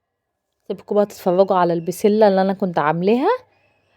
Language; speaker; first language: Arabic; native; Arabic